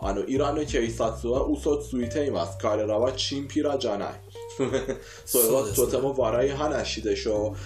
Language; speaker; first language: Japanese; non-native, fluent; Persian